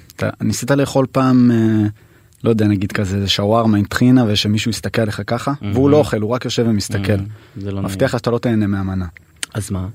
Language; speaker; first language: Hebrew; native; Hebrew